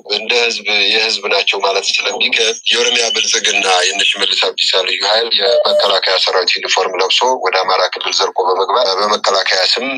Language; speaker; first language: Amharic; native; Amharic